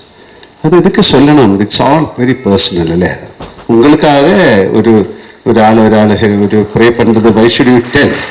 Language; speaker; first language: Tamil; non-native, local second language; Malayalam